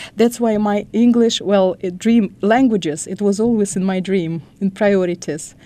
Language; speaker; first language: English; non-native, fluent; Russian